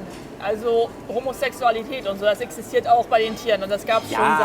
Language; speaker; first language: German; native; German